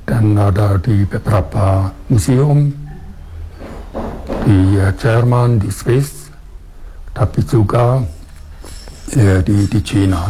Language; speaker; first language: Indonesian; non-native, fluent; German